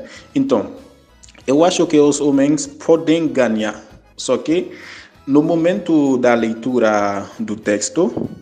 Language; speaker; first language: Portuguese; non-native, fluent; Haitian Creole